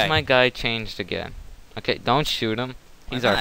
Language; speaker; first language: English; native; English